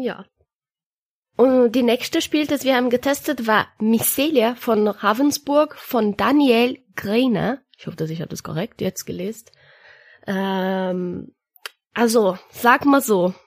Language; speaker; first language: German; non-native, learner; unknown